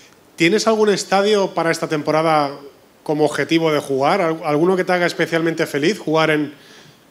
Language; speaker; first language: Spanish; native; Spanish